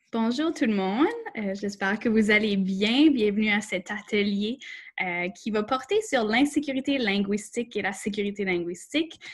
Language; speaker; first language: French; native; French